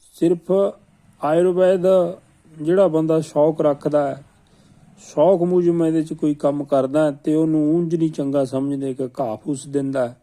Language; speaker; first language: Punjabi; native; Punjabi